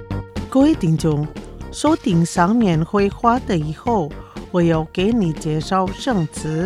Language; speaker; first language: Chinese; non-native, fluent; Indonesian